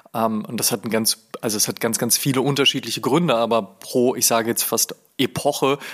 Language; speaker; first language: German; native; German